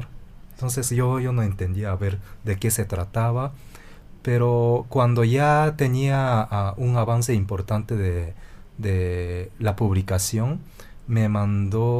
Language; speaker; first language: Spanish; non-native, fluent; Japanese